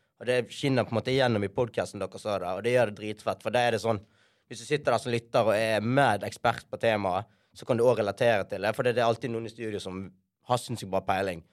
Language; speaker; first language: Norwegian; early bilingual, other home language; Sinhala